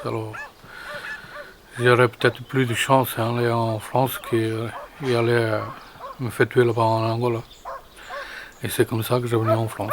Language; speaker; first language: French; non-native, fluent; Portuguese